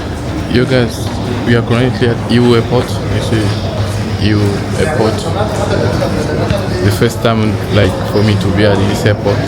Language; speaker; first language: English; non-native, fluent; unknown